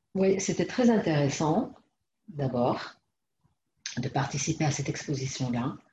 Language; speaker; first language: French; non-native, local second language; Arabic